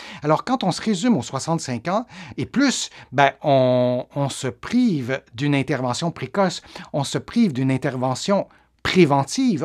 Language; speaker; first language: French; native; French